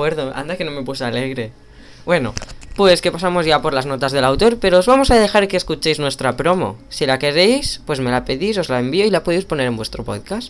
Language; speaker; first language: Spanish; native; Spanish